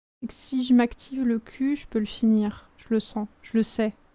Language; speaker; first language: French; native; French